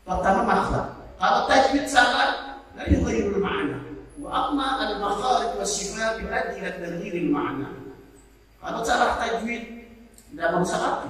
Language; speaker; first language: Arabic; non-native, fluent; Indonesian